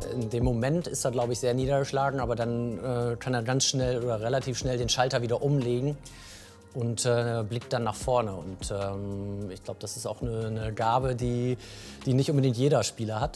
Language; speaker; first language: German; native; German